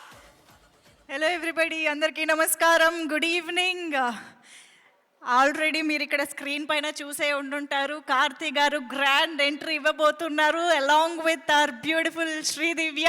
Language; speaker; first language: Telugu; native; Telugu